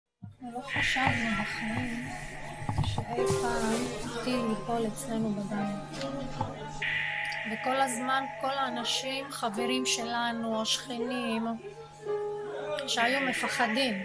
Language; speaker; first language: Hebrew; non-native, local second language; Arabic